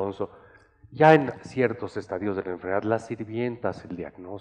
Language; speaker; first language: Spanish; native; Spanish